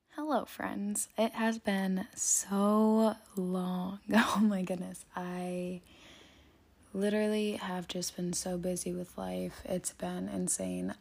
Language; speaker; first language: English; native; English